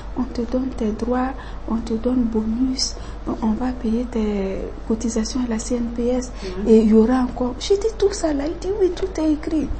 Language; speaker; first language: French; non-native, local second language; Bambara